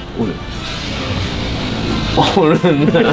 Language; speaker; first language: Japanese; native; Japanese